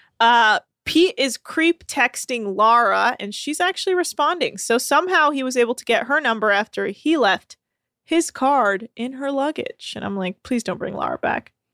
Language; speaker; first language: English; native; English